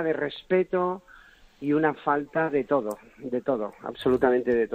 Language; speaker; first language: Spanish; native; Spanish